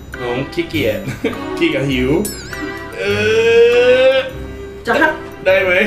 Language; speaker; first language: Thai; non-native, fluent; English